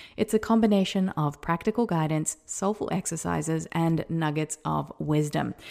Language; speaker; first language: English; native; English